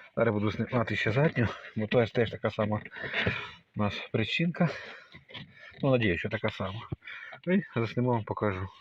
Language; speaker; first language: Ukrainian; native; Ukrainian